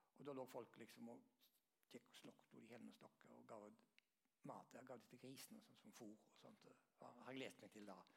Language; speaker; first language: Norwegian; native; Norwegian